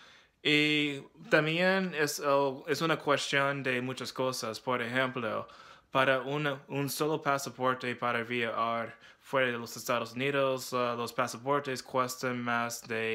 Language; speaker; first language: Spanish; non-native, learner; English